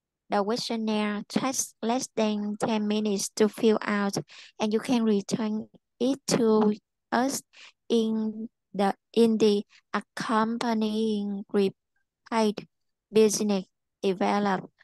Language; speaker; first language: English; non-native, learner; Vietnamese